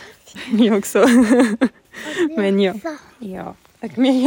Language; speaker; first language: Swedish; non-native, learner; French